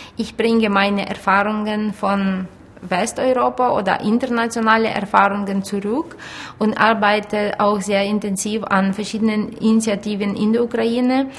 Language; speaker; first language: German; non-native, fluent; Ukrainian